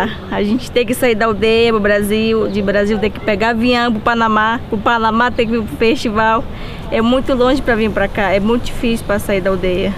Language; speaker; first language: Portuguese; non-native, local second language; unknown